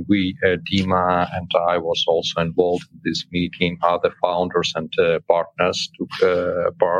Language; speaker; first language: English; non-native, fluent; Ukrainian